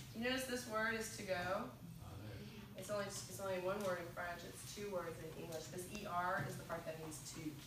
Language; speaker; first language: English; native; English